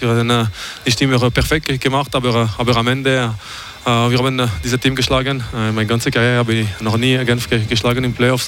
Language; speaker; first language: German; non-native, fluent; French